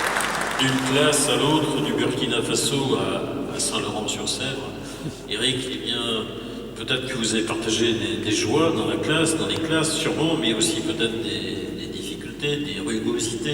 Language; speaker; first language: French; native; French